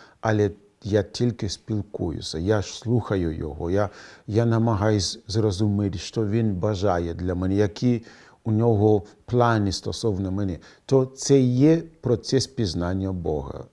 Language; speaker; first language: Ukrainian; non-native, fluent; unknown